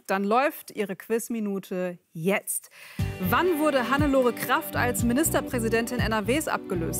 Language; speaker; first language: German; native; German